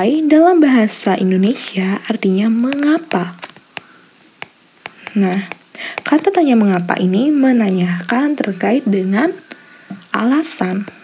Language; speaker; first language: Indonesian; native; Indonesian